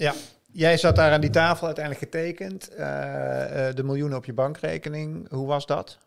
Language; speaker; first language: Dutch; native; Dutch